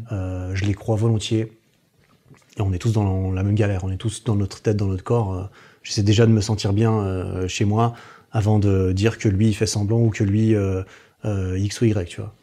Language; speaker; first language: French; native; French